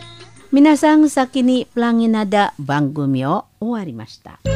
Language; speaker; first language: Japanese; non-native, fluent; Indonesian